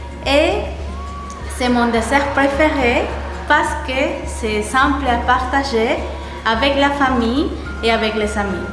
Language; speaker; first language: French; non-native, learner; Spanish